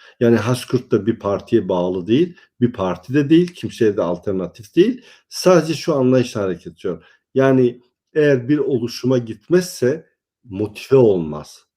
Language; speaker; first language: Turkish; non-native, local second language; Kurdish